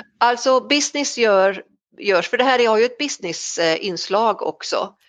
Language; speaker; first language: Swedish; native; Swedish